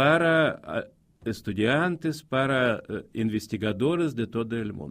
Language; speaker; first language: Spanish; non-native, fluent; Russian